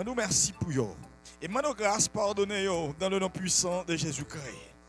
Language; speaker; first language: French; non-native, local second language; Haitian Creole